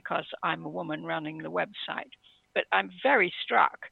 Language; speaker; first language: English; native; English